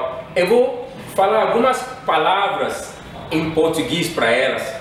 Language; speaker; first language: Portuguese; non-native, fluent; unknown